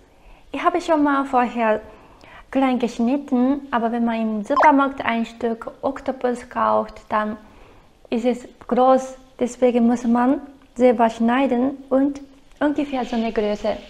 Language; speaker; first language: German; non-native, fluent; Japanese